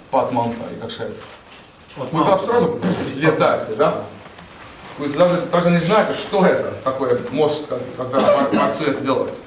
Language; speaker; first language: Russian; non-native, learner; Estonian